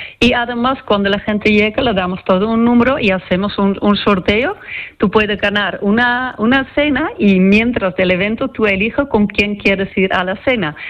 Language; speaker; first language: Spanish; non-native, fluent; Dutch